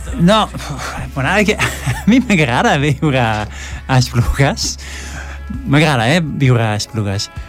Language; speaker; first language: Catalan; non-native, fluent; Dutch